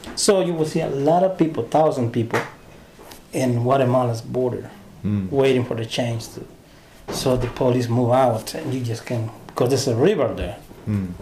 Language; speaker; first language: English; non-native, learner; Spanish